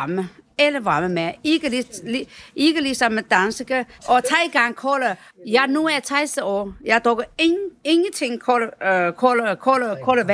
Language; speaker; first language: Danish; non-native, learner; Chinese